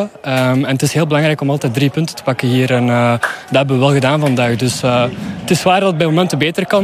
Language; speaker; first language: Dutch; native; Dutch